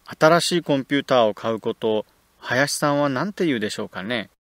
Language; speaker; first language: Japanese; native; Japanese